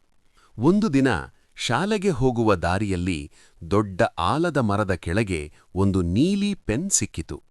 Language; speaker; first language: Kannada; native; Kannada